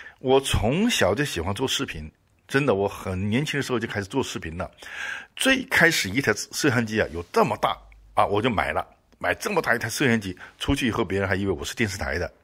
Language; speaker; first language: Chinese; native; Chinese